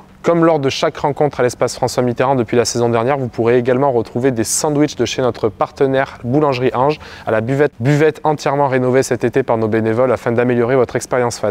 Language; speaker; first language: French; native; French